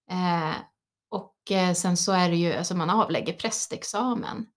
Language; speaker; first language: Swedish; early bilingual, other home language; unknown